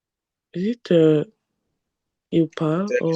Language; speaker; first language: French; non-native, learner; English